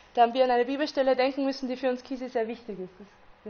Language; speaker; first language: German; native; German